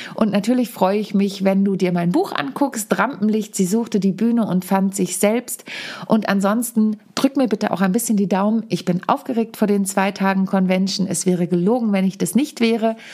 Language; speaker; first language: German; native; German